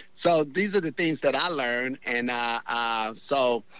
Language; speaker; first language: English; native; English